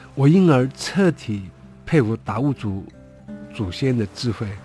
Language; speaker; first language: Chinese; non-native, local second language; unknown